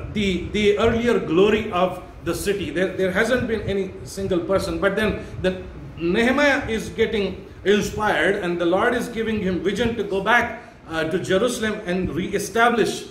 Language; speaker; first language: English; non-native, local second language; Marathi